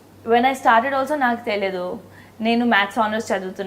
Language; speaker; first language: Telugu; non-native, local second language; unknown